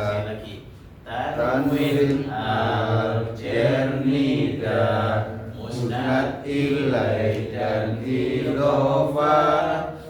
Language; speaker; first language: Indonesian; native; Indonesian